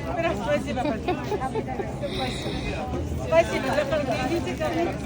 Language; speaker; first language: Russian; non-native, fluent; Georgian